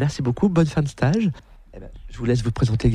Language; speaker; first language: French; native; French